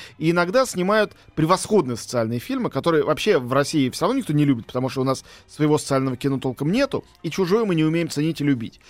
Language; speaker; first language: Russian; native; Russian